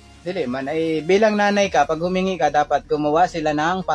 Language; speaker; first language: Filipino; non-native, local second language; Cebuano